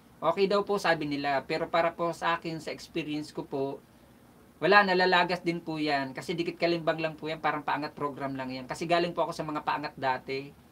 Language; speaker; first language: Filipino; non-native, local second language; Bikol